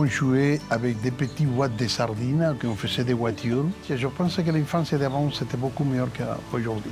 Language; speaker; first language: French; non-native, fluent; Spanish